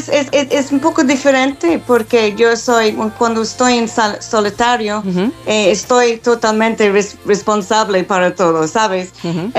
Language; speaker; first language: Spanish; non-native, fluent; English